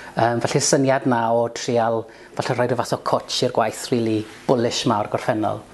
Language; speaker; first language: Welsh; native; Welsh